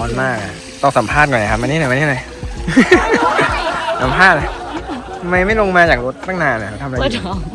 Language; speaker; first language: Thai; native; Thai